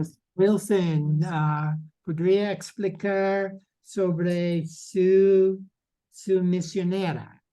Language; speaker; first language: Spanish; non-native, learner; English